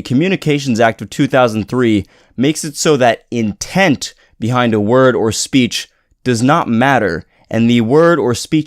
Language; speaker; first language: English; native; English